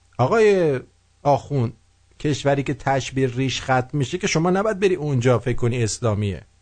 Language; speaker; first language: Persian; native; Persian